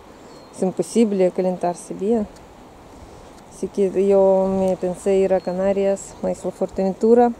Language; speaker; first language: Spanish; non-native, learner; Russian